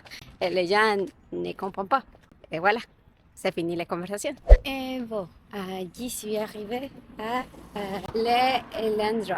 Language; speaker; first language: French; non-native, learner; Spanish